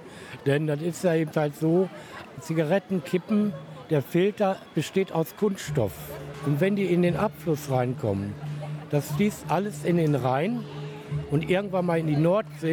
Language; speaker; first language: German; native; German